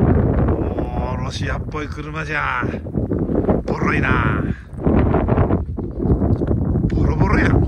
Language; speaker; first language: Japanese; native; Japanese